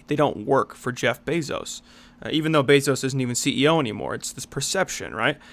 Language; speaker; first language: English; native; English